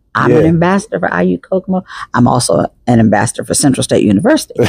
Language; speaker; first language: English; native; English